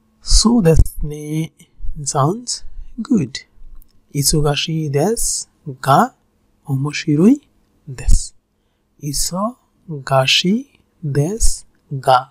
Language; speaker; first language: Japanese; non-native, fluent; Bangla